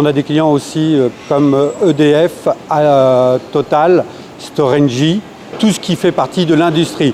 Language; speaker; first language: French; native; French